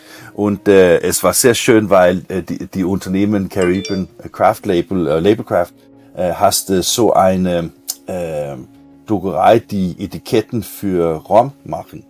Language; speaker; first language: German; non-native, learner; Danish